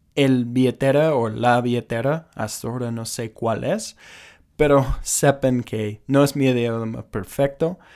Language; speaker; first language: Spanish; non-native, fluent; English